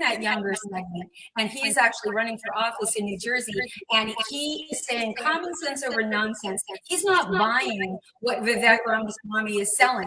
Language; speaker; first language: English; native; English